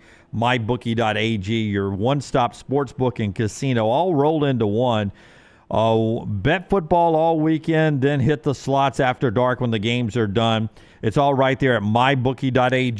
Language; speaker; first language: English; native; English